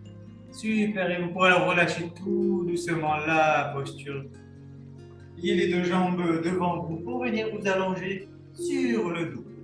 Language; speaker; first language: French; native; French